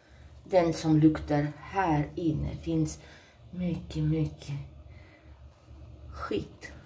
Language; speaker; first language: Swedish; non-native, learner; Russian